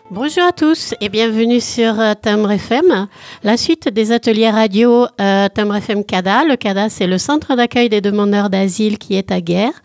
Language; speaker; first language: French; native; French